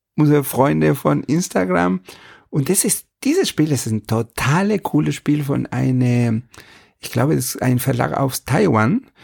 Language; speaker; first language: German; non-native, fluent; Spanish